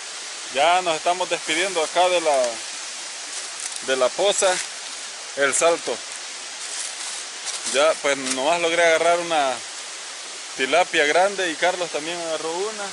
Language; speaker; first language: Spanish; native; Spanish